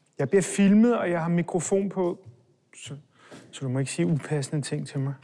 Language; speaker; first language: Danish; early bilingual, other home language; Hebrew